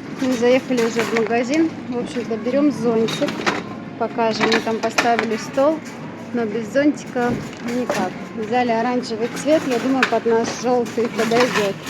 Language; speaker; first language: Russian; native; Russian